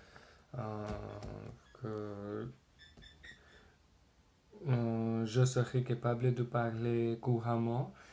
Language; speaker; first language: French; non-native, learner; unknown